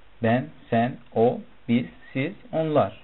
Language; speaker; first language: Turkish; non-native, fluent; Persian